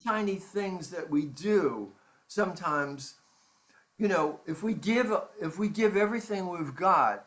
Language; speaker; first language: English; native; English